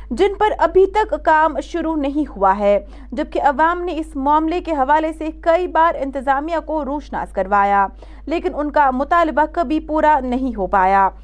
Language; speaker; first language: Urdu; non-native, local second language; Kashmiri